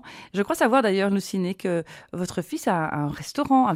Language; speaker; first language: French; native; French